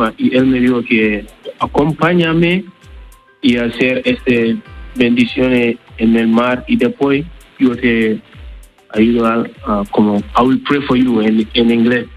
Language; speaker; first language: Spanish; non-native, learner; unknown